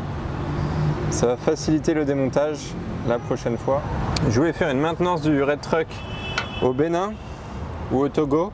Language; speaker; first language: French; native; French